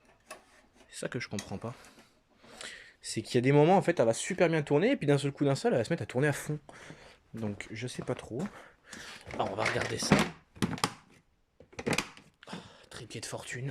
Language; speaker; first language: French; native; French